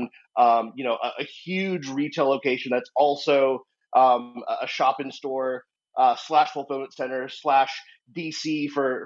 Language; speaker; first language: English; native; English